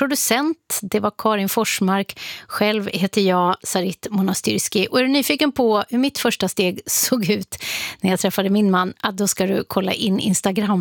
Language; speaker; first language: Swedish; native; Swedish